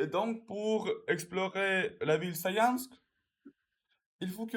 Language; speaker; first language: French; non-native, learner; Russian